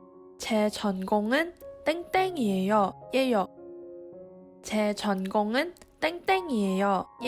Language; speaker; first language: Korean; non-native, fluent; Chinese